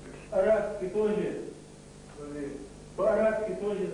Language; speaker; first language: Russian; non-native, local second language; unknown